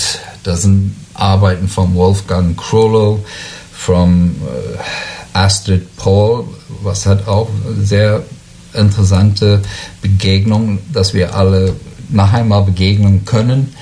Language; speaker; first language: German; non-native, learner; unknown